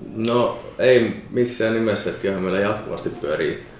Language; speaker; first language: Finnish; native; Finnish